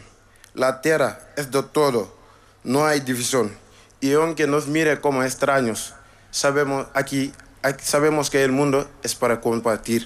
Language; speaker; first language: Spanish; non-native, learner; Wolof